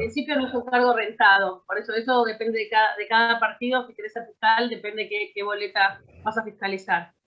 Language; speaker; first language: Spanish; native; Spanish